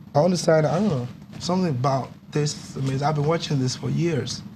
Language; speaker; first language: English; non-native, local second language; Yoruba